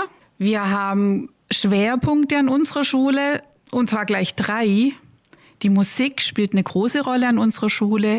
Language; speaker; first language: German; native; German